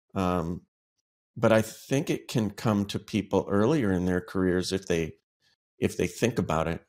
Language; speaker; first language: English; native; English